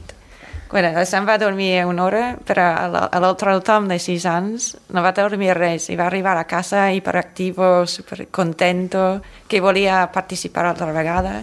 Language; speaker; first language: Catalan; non-native, learner; English